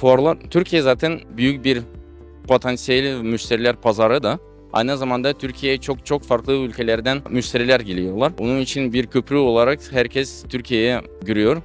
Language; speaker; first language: Turkish; non-native, fluent; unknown